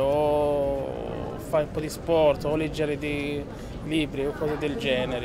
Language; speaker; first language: Italian; non-native, learner; Arabic